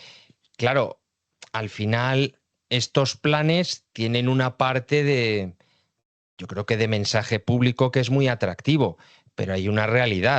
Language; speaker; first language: Spanish; native; Spanish